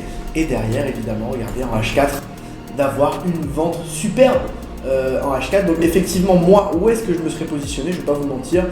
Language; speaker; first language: French; native; French